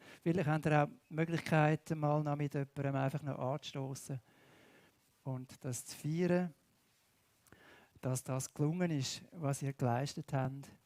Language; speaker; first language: German; native; German